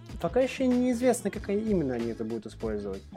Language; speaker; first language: Russian; native; Russian